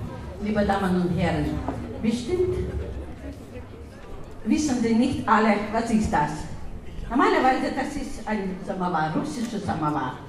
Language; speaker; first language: German; non-native, learner; Russian